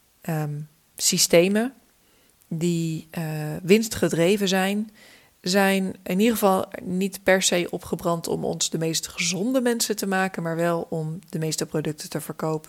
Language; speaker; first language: Dutch; native; Dutch